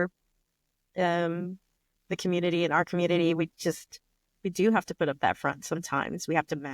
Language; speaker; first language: English; native; English